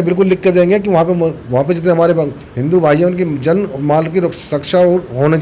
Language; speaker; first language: Hindi; native; Hindi